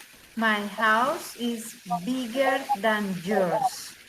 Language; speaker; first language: English; non-native, learner; Spanish